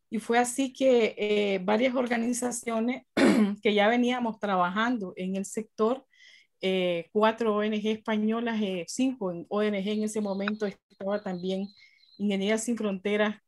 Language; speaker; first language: Spanish; native; Spanish